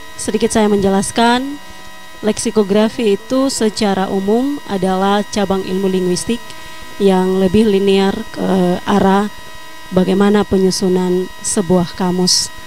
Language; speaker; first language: Indonesian; non-native, local second language; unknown